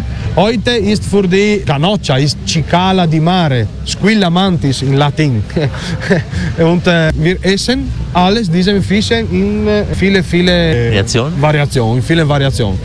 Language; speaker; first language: German; non-native, learner; Italian